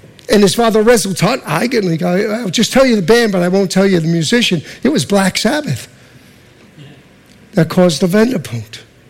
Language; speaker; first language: English; native; English